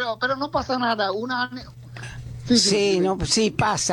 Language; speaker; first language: Spanish; non-native, learner; Bangla